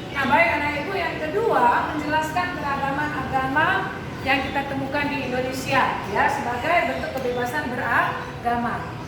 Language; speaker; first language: Indonesian; non-native, local second language; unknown